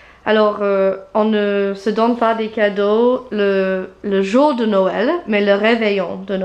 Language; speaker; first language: French; non-native, fluent; English